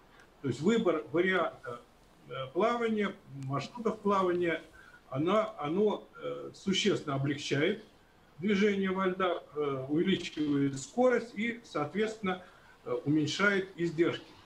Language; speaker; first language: Russian; native; Russian